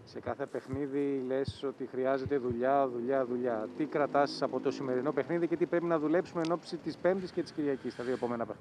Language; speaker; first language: Greek; native; Greek